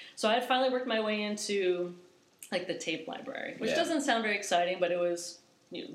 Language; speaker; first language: English; native; English